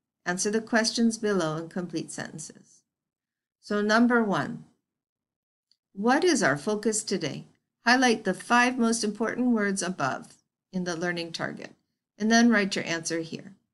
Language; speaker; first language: English; native; English